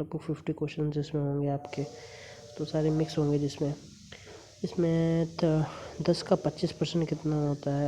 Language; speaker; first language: Hindi; native; Hindi